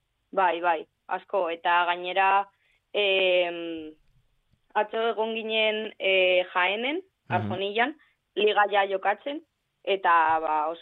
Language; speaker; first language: Basque; non-native, local second language; Spanish